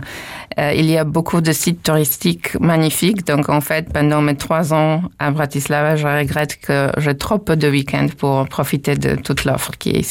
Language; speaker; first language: French; non-native, fluent; Polish